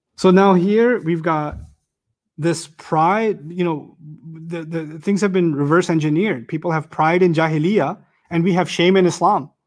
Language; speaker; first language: English; non-native, local second language; Urdu